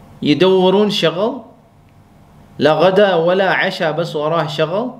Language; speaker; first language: Arabic; non-native, fluent; Urdu